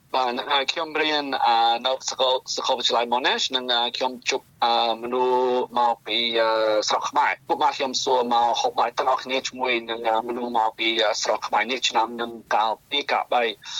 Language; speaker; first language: Khmer; non-native, learner; English